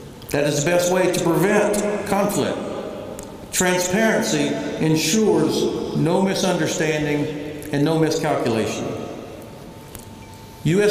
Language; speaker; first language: English; native; English